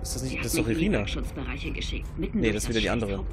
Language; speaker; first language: German; native; German